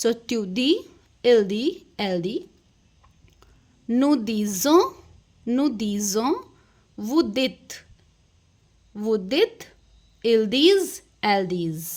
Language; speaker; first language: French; non-native, fluent; Hindi